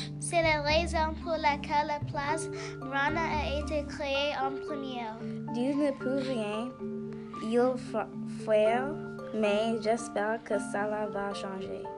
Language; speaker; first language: French; non-native, learner; English